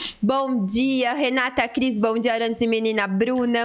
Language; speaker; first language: Portuguese; native; Portuguese